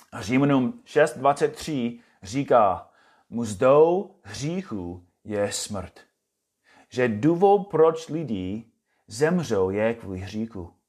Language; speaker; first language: Czech; non-native, fluent; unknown